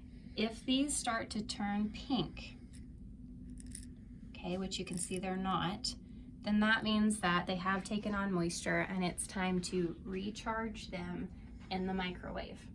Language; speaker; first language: English; native; English